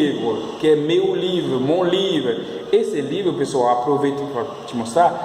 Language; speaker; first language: Portuguese; non-native, fluent; French